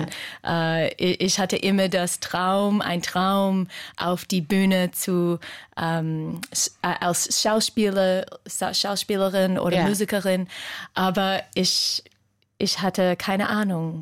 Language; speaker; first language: German; non-native, fluent; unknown